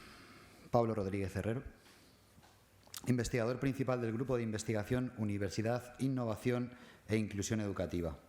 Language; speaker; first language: Spanish; native; Spanish